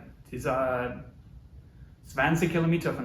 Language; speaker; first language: German; non-native, learner; English